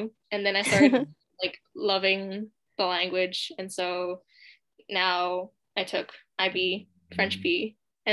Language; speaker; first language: English; non-native, local second language; Cantonese